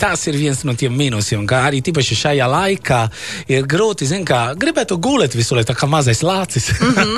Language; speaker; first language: Latvian; non-native, fluent; Italian